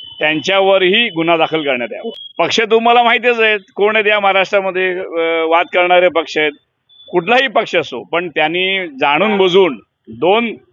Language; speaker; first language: Marathi; non-native, local second language; Hindi